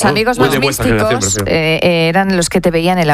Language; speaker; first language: Spanish; native; Spanish